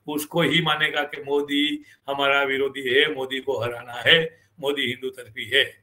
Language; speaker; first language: Hindi; non-native, local second language; Gujarati